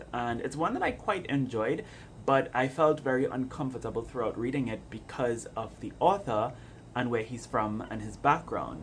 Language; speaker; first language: English; native; English